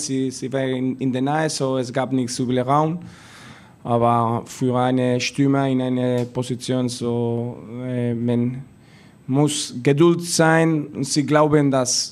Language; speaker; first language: German; non-native, learner; Spanish